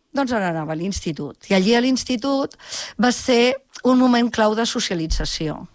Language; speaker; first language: Catalan; native; Catalan